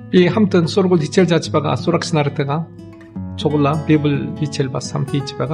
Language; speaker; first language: Mongolian; non-native, learner; English